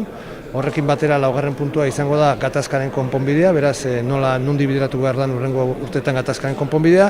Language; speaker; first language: Basque; native; Basque